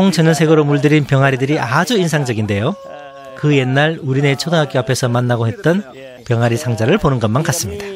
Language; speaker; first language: Korean; native; Korean